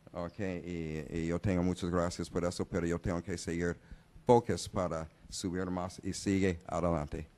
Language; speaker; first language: Spanish; non-native, learner; English